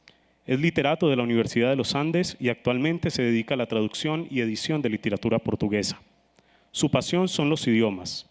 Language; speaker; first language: Spanish; native; Spanish